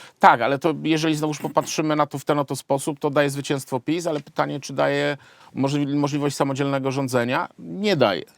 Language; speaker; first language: Polish; native; Polish